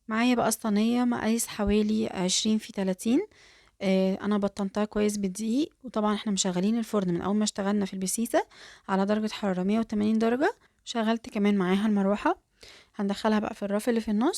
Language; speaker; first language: Arabic; native; Arabic